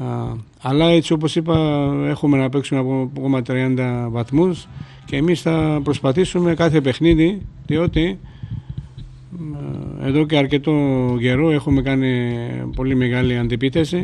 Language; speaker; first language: Greek; non-native, fluent; Georgian